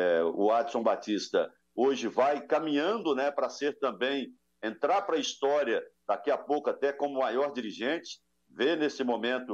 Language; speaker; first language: Portuguese; native; Portuguese